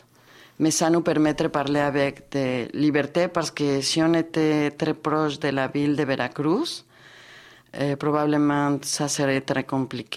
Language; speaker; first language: French; non-native, fluent; Spanish